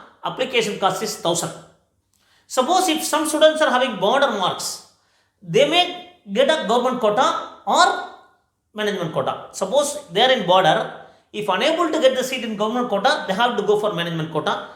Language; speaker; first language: English; non-native, local second language; Tamil